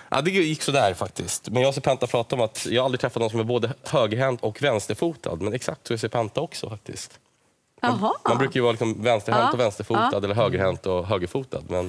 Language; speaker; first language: Swedish; native; Swedish